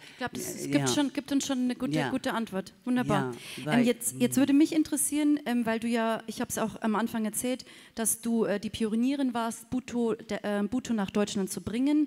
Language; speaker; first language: German; native; German